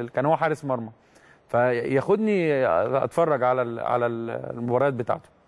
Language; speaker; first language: Arabic; native; Arabic